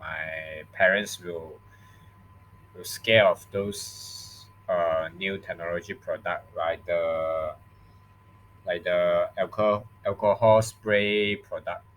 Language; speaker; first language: English; non-native, local second language; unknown